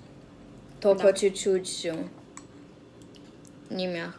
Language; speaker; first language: Russian; early bilingual, heritage; Russian